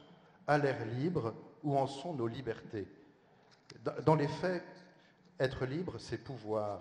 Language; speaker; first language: French; native; French